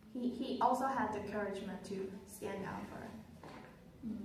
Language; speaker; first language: English; non-native, learner; Chinese